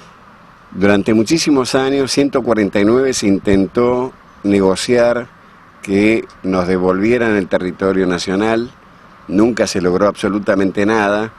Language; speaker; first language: Spanish; native; Spanish